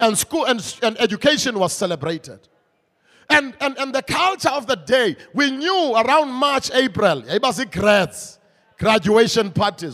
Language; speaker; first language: English; non-native, local second language; Xhosa